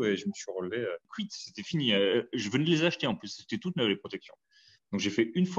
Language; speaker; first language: French; native; French